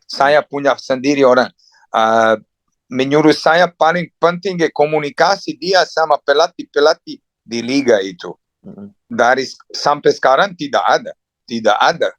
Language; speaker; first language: Indonesian; non-native, fluent; Serbian